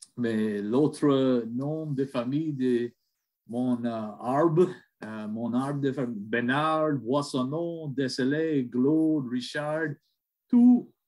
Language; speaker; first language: French; non-native, learner; English